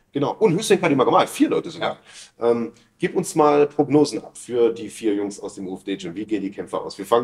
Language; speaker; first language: German; native; German